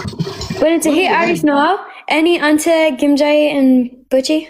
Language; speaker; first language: English; non-native, learner; Amharic